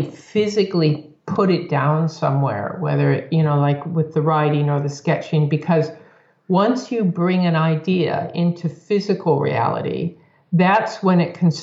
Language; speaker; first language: English; native; English